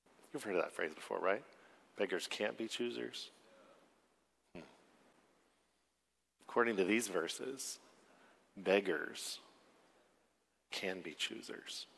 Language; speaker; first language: English; native; English